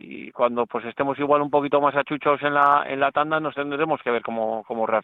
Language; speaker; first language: Spanish; native; Spanish